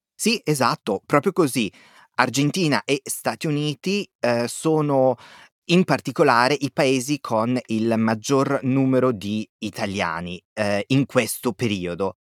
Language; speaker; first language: Italian; native; Italian